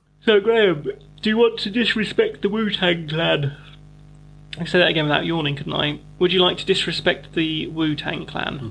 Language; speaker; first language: English; native; English